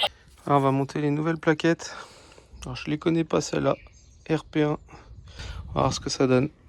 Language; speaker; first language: French; native; French